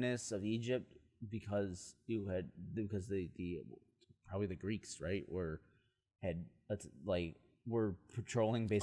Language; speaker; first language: English; native; English